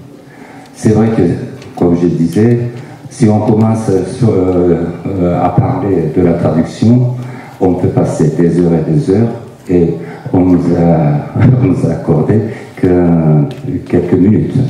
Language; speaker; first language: French; non-native, fluent; Turkish